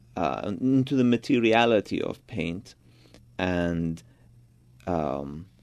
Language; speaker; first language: English; non-native, fluent; Georgian